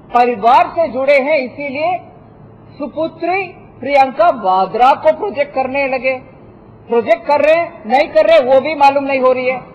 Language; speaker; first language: Hindi; non-native, local second language; Tamil